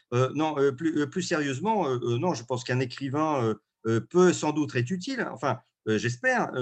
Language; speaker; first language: French; early bilingual, other home language; Russian